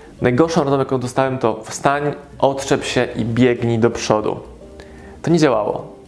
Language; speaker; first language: Polish; native; Polish